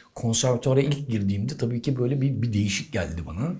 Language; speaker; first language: Turkish; native; Turkish